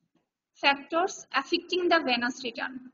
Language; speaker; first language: English; non-native, local second language; Bangla